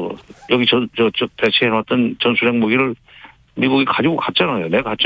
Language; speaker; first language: Korean; native; Korean